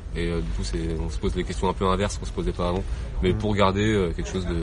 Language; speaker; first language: French; native; French